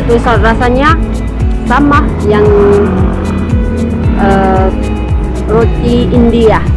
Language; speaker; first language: Indonesian; non-native, learner; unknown